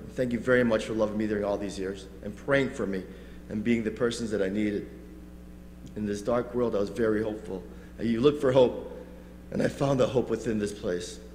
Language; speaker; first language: English; early bilingual, other home language; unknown